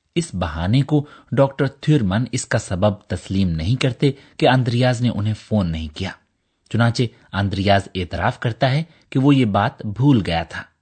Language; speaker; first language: Urdu; native; Urdu